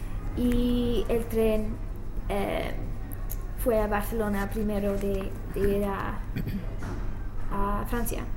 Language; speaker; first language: Spanish; non-native, learner; English